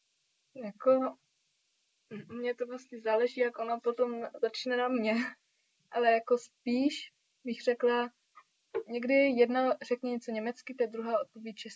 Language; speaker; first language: Czech; early bilingual, heritage; Czech